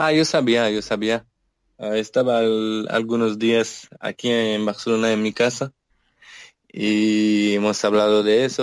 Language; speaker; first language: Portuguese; non-native, learner; French